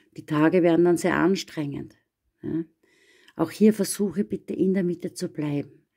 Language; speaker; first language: German; native; German